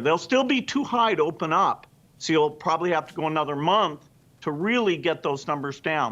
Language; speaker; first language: English; native; English